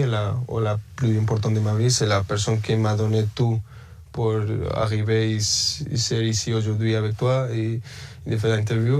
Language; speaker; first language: French; early bilingual, other home language; Spanish